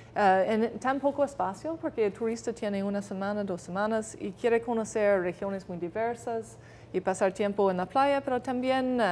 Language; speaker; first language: Spanish; non-native, fluent; English